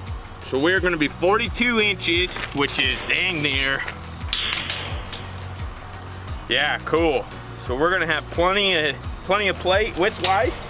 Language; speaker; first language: English; native; English